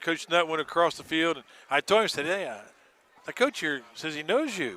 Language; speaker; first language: English; native; English